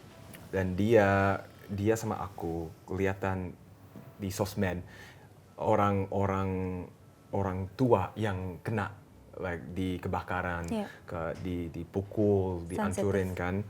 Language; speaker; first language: Indonesian; early bilingual, heritage; English